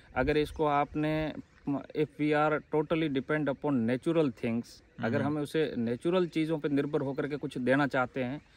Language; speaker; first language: Hindi; native; Hindi